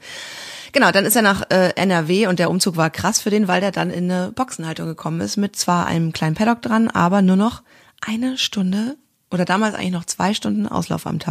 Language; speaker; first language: German; native; German